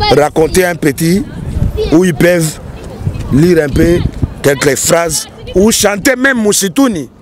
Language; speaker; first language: French; non-native, local second language; Lingala